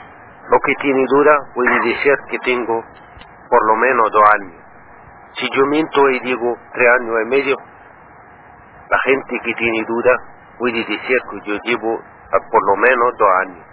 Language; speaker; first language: Spanish; non-native, learner; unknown